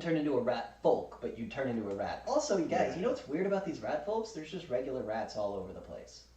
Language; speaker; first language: English; native; English